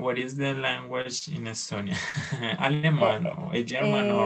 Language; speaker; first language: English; non-native, learner; Spanish